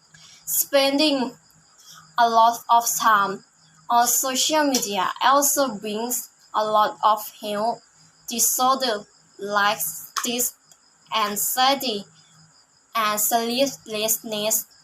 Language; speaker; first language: English; non-native, learner; Thai